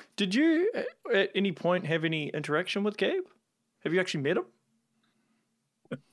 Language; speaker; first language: English; native; English